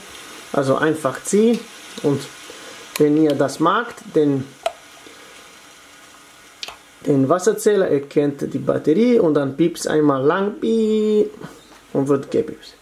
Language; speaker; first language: German; non-native, fluent; Italian